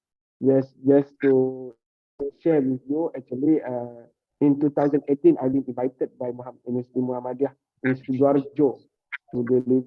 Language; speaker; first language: English; non-native, local second language; Malay